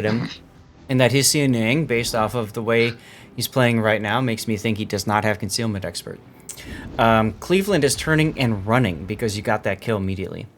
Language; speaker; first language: English; native; English